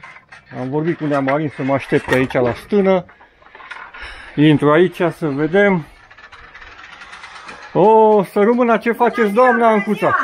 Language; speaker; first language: Romanian; native; Romanian